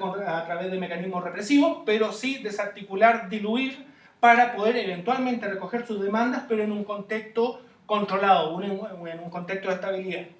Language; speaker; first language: Spanish; native; Spanish